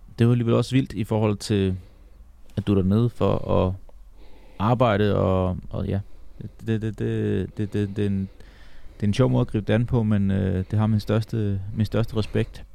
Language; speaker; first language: Danish; native; Danish